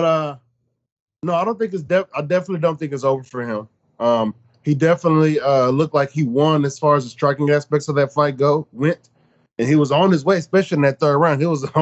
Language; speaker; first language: English; native; English